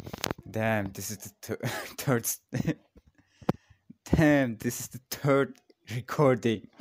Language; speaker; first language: English; non-native, learner; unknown